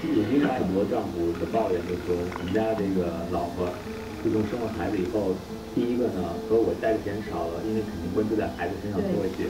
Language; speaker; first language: Chinese; native; Chinese